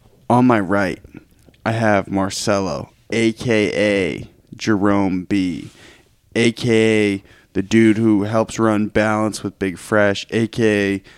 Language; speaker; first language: English; native; English